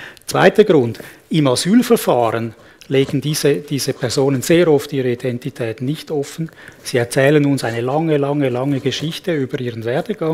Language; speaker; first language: German; native; German